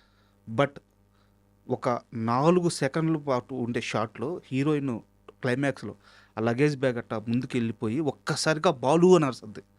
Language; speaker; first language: Telugu; native; Telugu